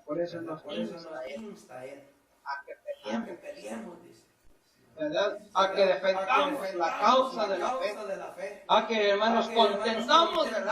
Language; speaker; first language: Spanish; native; Spanish